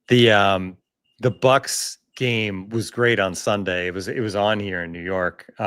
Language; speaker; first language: English; native; English